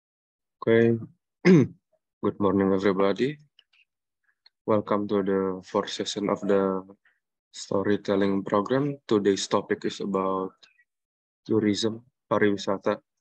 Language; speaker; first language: English; non-native, fluent; Indonesian